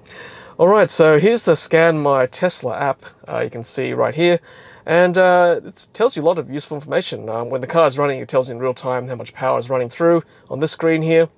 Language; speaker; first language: English; native; English